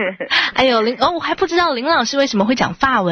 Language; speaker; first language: Chinese; native; Chinese